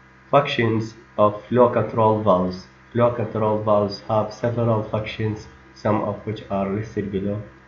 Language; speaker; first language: English; non-native, fluent; Arabic